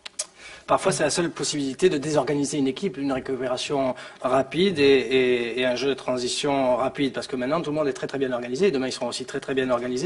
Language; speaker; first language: French; native; French